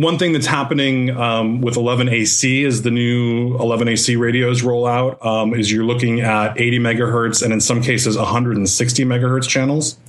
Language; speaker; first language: English; native; English